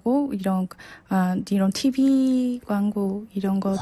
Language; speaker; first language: Korean; non-native, fluent; Burmese